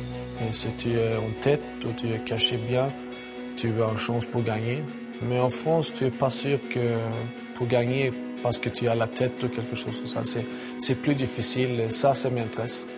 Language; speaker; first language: French; non-native, learner; Swedish